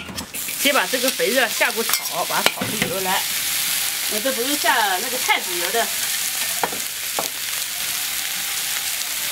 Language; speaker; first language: Chinese; native; Chinese